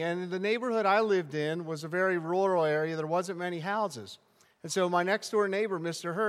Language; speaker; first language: English; native; English